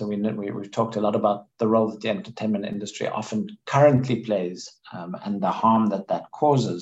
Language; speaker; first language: English; native; English